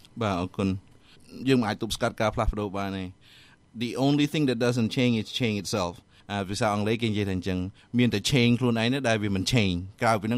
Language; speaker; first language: Khmer; native; Khmer